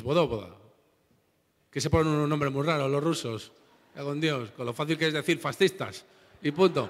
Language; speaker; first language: Spanish; native; Spanish